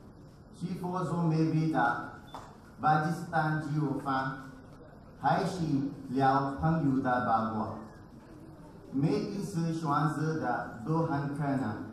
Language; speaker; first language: Chinese; non-native, learner; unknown